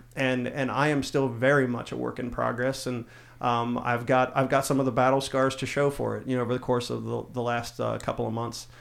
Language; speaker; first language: English; native; English